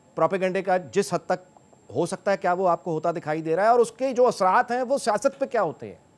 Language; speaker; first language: Urdu; native; Urdu